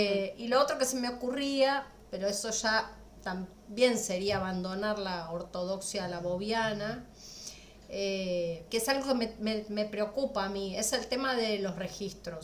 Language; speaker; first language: Spanish; native; Spanish